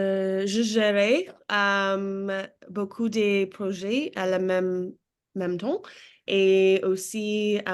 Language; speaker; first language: French; non-native, learner; English